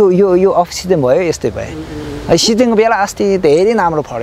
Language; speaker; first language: Nepali; non-native, learner; Chinese